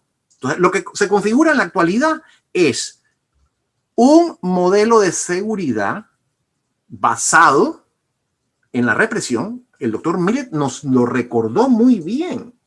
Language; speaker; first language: Spanish; native; Spanish